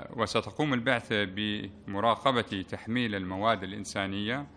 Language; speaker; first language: Arabic; native; Arabic